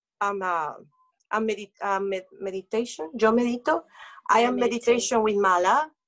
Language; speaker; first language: English; non-native, learner; Spanish